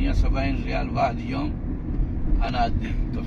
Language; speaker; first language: Arabic; non-native, learner; Urdu